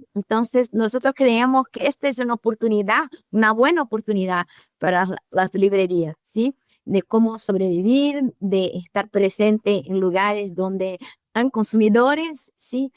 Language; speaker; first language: Spanish; non-native, fluent; Portuguese